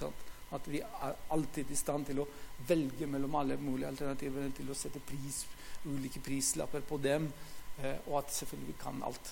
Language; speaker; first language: Norwegian; non-native, fluent; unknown